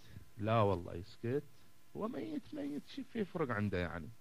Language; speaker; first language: Arabic; native; Arabic